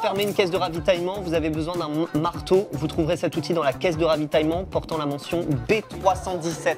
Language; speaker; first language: French; native; French